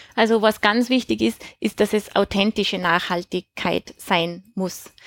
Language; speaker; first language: German; native; German